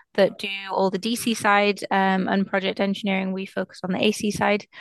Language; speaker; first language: English; native; English